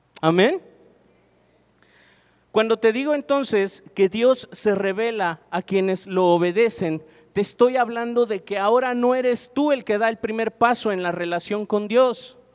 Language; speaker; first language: Spanish; native; Spanish